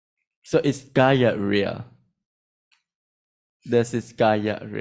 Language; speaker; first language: English; non-native, learner; Thai